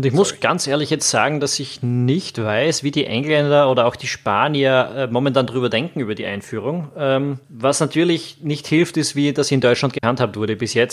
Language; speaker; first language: German; native; German